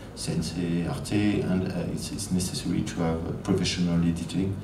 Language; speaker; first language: English; non-native, learner; French